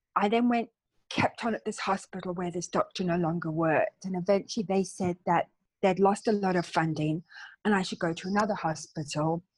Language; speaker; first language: English; native; English